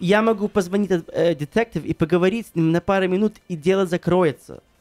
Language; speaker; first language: Russian; non-native, fluent; English